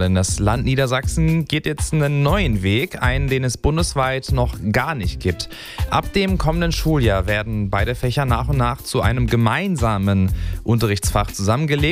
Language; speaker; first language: German; native; German